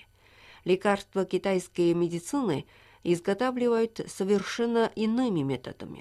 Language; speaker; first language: Russian; non-native, fluent; Chinese